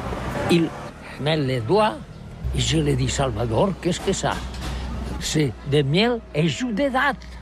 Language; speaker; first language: French; non-native, learner; Catalan